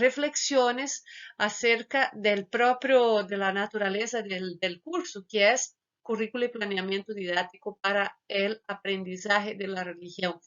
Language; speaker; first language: Spanish; non-native, fluent; Portuguese